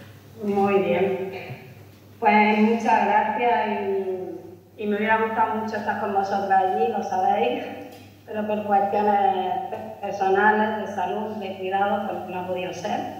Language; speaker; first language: Spanish; native; Spanish